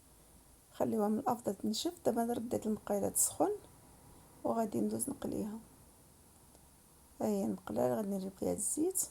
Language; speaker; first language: Arabic; native; Arabic